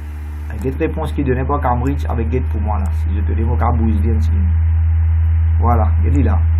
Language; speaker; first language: French; non-native, local second language; Morisyen